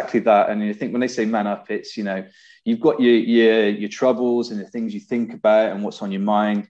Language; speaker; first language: English; native; English